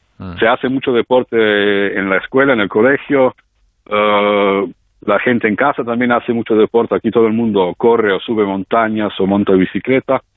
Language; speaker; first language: Spanish; non-native, fluent; Slovenian